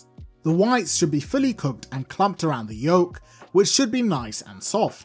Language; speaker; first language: English; native; English